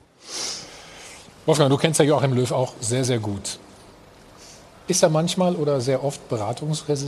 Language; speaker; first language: German; native; German